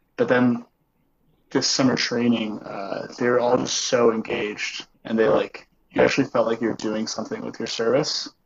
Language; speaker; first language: English; native; English